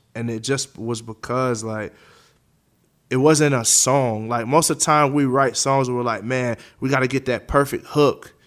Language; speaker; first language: English; native; English